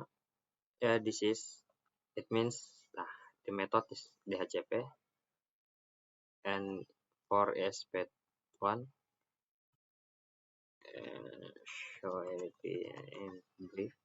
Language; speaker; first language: English; non-native, learner; Indonesian